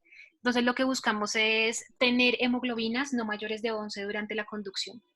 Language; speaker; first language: Spanish; native; Spanish